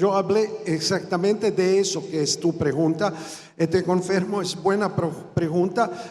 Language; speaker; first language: Spanish; non-native, fluent; Croatian